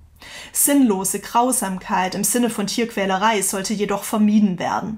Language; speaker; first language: German; native; German